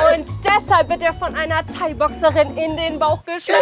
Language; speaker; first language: German; early bilingual, other home language; Turkish